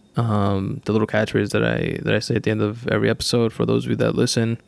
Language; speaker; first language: English; native; English